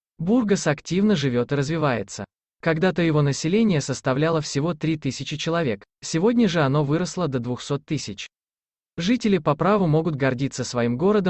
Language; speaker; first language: Russian; native; Russian